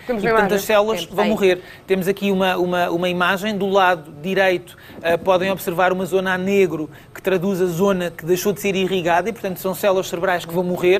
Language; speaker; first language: Portuguese; native; Portuguese